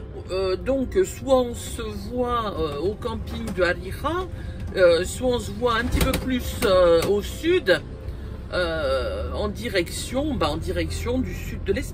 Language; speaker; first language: French; native; French